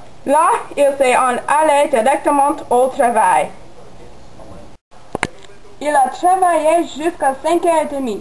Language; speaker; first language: French; non-native, learner; English